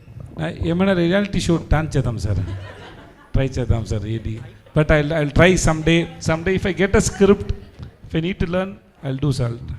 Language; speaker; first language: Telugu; non-native, learner; Tamil